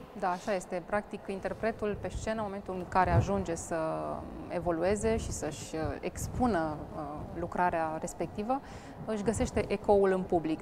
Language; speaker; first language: Romanian; native; Romanian